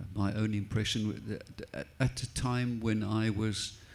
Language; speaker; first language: English; non-native, local second language; Afrikaans